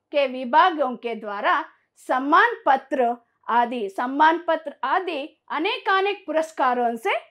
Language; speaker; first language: Hindi; non-native, local second language; Kannada